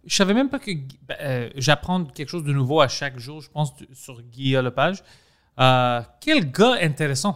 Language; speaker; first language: French; non-native, local second language; English